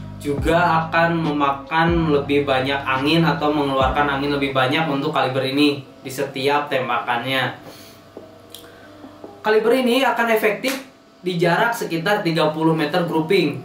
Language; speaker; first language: Indonesian; native; Indonesian